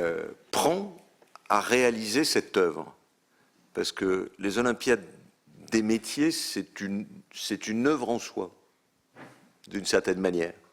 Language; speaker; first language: French; native; French